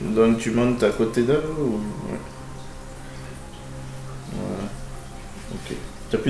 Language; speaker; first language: French; native; French